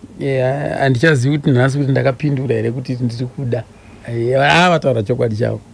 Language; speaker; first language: Shona; native; Shona